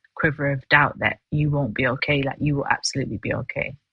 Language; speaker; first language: English; native; English